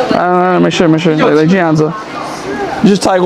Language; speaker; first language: Chinese; non-native, learner; English